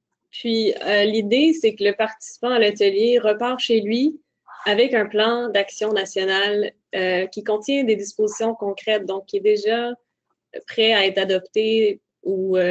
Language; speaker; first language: French; native; French